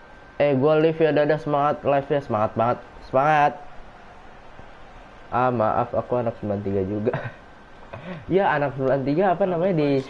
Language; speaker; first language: Indonesian; native; Indonesian